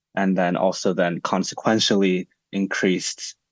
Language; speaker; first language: English; early bilingual, other home language; Spanish